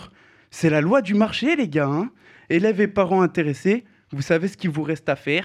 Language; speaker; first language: French; native; French